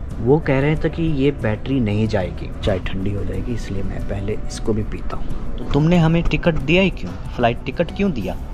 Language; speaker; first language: Hindi; native; Hindi